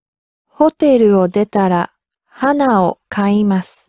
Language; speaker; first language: Japanese; non-native, learner; English